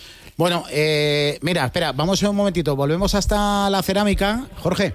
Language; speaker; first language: Spanish; native; Spanish